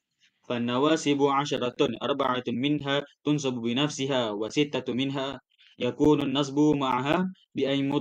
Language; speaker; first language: Arabic; non-native, learner; Malay